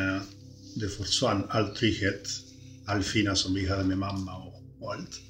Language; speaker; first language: Swedish; early bilingual, other home language; Spanish